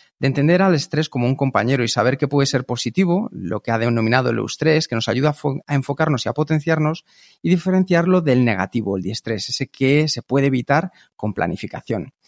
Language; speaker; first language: Spanish; native; Spanish